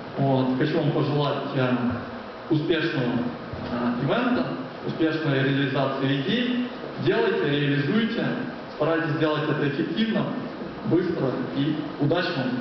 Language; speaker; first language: Russian; native; Russian